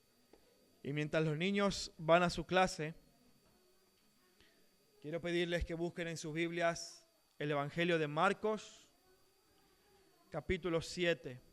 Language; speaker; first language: Spanish; native; Spanish